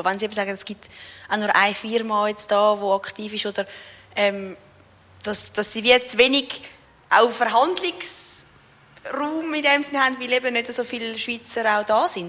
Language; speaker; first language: German; native; German